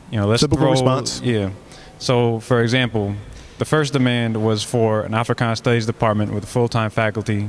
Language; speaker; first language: English; native; English